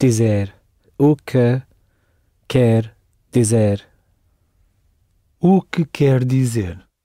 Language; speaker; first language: Portuguese; non-native, learner; English